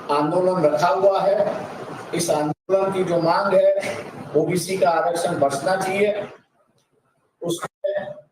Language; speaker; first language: Hindi; non-native, local second language; Marathi